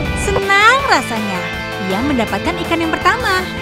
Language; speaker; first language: Indonesian; native; Indonesian